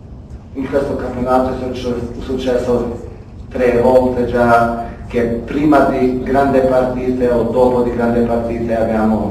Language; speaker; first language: Italian; non-native, fluent; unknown